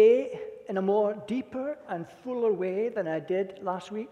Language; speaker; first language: English; native; English